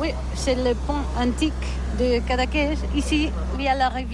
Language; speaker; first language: French; non-native, learner; Catalan